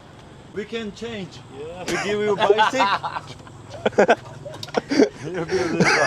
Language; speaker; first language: English; non-native, learner; Georgian